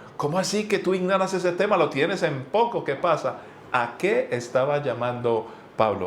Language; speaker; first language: Spanish; native; Spanish